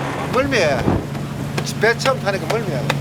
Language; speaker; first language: Korean; native; Korean